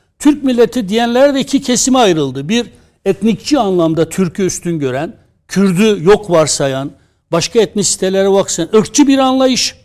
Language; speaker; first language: Turkish; non-native, local second language; Kurdish